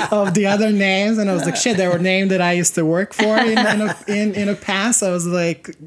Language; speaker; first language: English; non-native, fluent; Serbian